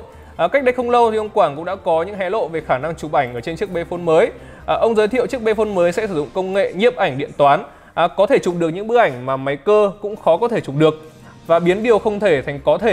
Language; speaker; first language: Vietnamese; native; Vietnamese